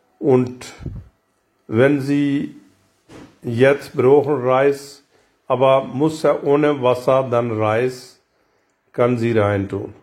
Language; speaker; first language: German; non-native, learner; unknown